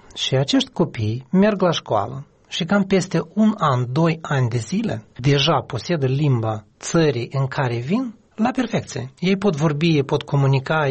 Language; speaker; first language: Romanian; non-native, local second language; Russian